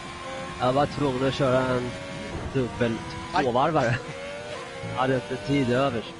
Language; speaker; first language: Swedish; native; Swedish